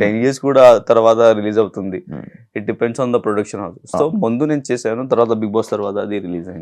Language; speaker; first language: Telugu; non-native, learner; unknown